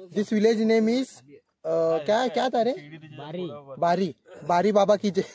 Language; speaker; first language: Hindi; non-native, local second language; Marathi